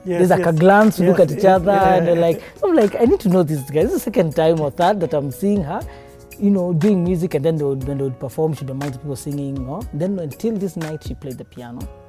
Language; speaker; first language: English; non-native, local second language; Kikuyu